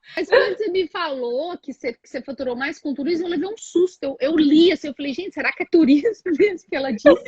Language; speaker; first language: Portuguese; native; Portuguese